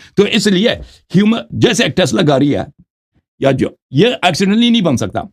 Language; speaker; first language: Urdu; non-native, fluent; Persian